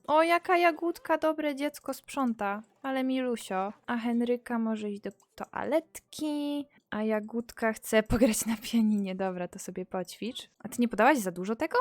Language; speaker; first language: Polish; native; Polish